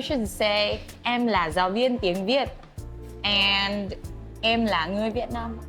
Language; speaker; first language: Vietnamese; non-native, learner; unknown